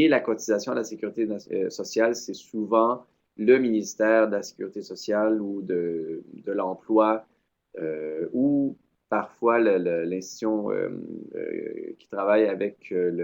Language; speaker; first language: French; native; French